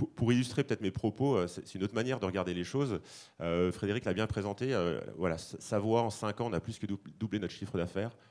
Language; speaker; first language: French; native; French